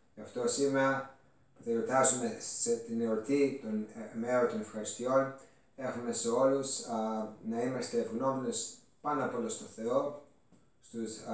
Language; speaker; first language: Greek; early bilingual, other home language; English